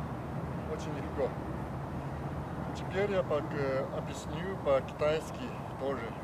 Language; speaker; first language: Russian; non-native, learner; Chinese